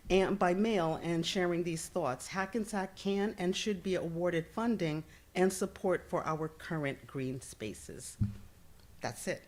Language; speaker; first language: English; native; English